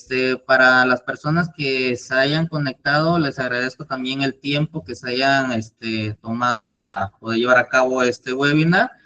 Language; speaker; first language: Spanish; native; Spanish